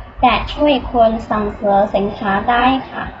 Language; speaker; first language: Thai; non-native, learner; Chinese